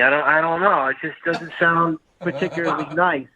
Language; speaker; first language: English; native; English